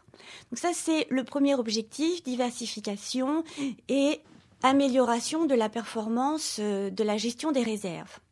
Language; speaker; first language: French; native; French